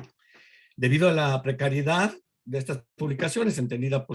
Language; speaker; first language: Spanish; native; Spanish